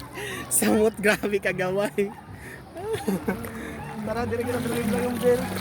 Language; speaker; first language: Filipino; non-native, local second language; Cebuano